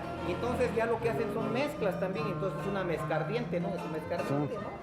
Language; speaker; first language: Spanish; native; Spanish